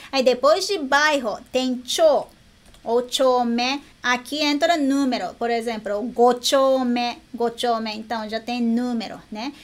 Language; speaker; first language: Portuguese; non-native, fluent; Japanese